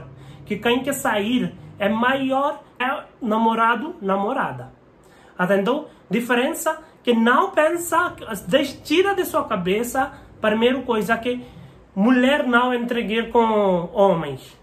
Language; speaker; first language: Portuguese; non-native, learner; Hindi